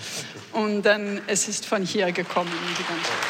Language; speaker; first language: German; non-native, fluent; French